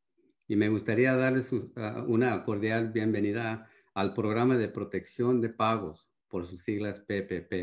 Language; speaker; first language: Spanish; early bilingual, heritage; Spanish